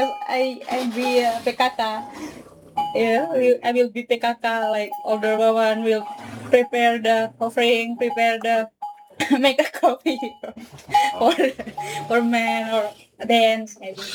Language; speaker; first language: English; non-native, learner; Indonesian